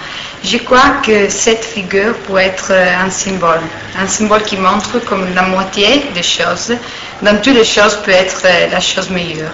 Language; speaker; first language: French; non-native, fluent; Italian